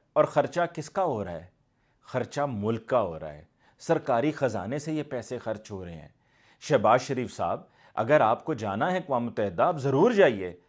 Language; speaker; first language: Urdu; native; Urdu